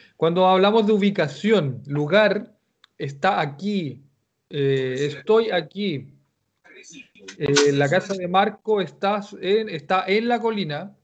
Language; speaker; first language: Spanish; native; Spanish